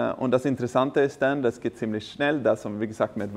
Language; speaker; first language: German; non-native, fluent; Swedish